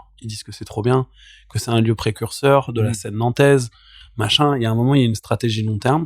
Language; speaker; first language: French; native; French